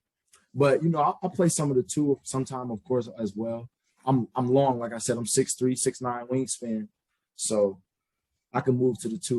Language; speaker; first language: English; native; English